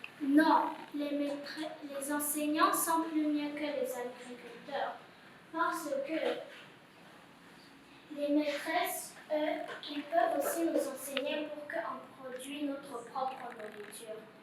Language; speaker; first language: French; non-native, learner; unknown